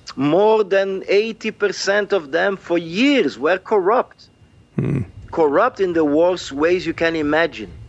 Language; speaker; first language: English; non-native, fluent; Portuguese